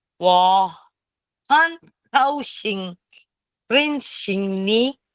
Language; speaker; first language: Chinese; non-native, learner; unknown